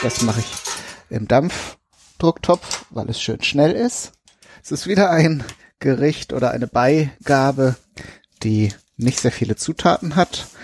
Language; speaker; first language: German; native; German